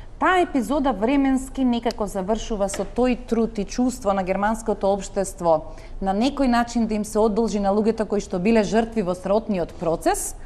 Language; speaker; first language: Macedonian; native; Macedonian